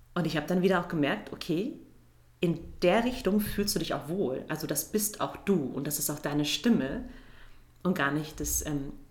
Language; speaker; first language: German; native; German